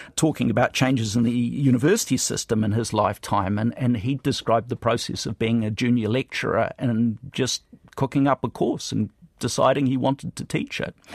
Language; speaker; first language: English; native; English